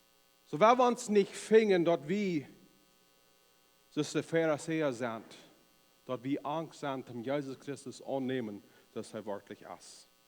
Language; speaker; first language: German; non-native, learner; Plautdietsch